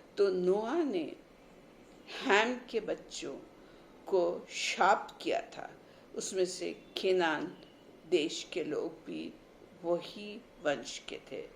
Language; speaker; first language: Hindi; non-native, local second language; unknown